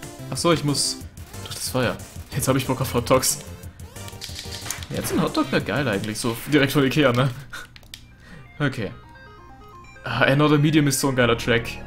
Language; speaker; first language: German; native; German